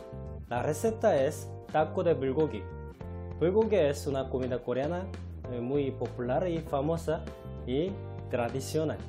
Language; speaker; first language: Spanish; non-native, fluent; Korean